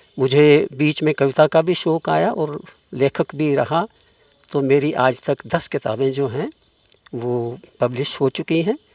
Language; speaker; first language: Hindi; non-native, local second language; Kashmiri